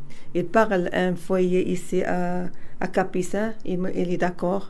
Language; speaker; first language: French; non-native, learner; Arabic